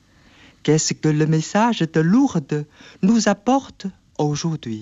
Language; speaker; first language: French; non-native, fluent; Chinese